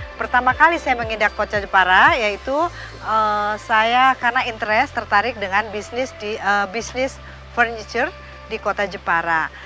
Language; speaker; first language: Indonesian; native; Indonesian